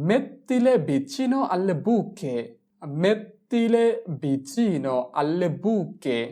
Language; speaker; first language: Italian; non-native, fluent; Bangla